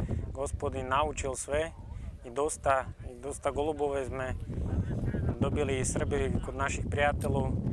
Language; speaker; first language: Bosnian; non-native, learner; Slovak